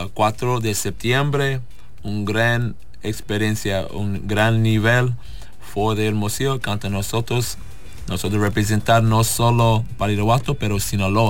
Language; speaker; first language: Spanish; non-native, learner; English